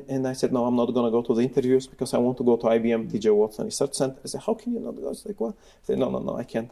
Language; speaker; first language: English; non-native, fluent; Bulgarian